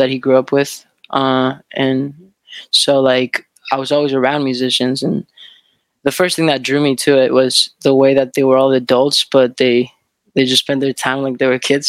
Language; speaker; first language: English; non-native, fluent; Spanish